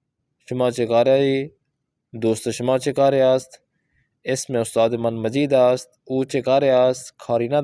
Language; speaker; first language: Persian; non-native, fluent; Urdu